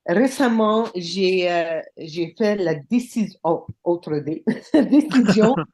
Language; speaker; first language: French; non-native, local second language; English